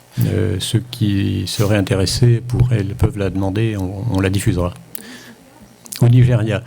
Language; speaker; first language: French; native; French